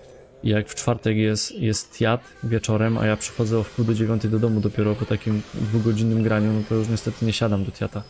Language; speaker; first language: Polish; native; Polish